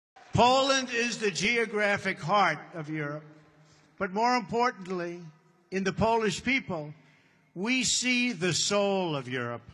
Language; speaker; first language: English; native; English